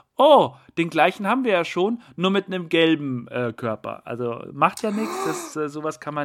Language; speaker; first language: German; native; German